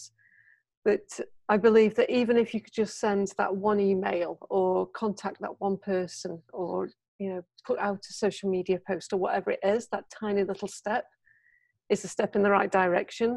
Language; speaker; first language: English; native; English